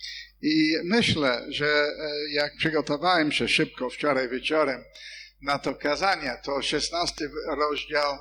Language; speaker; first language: Polish; non-native, fluent; English